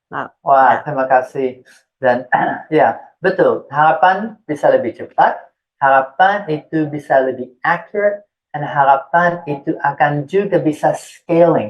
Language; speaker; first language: Indonesian; non-native, fluent; English